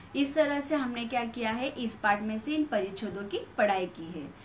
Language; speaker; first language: Hindi; non-native, local second language; Marathi